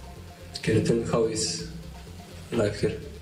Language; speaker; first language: English; non-native, fluent; Slovenian